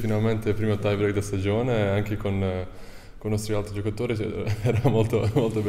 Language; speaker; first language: Italian; non-native, fluent; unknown